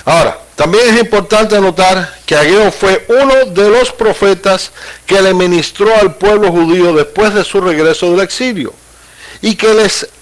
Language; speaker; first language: Spanish; native; Spanish